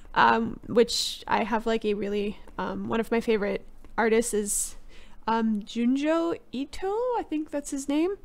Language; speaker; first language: English; native; English